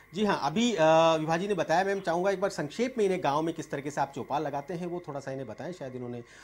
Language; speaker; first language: Hindi; native; Hindi